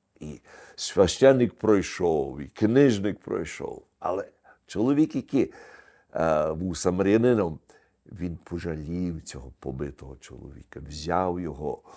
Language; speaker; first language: Ukrainian; early bilingual, heritage; Ukrainian